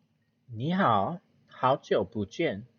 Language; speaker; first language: Chinese; non-native, learner; English